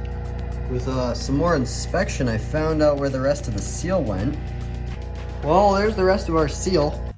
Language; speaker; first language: English; native; English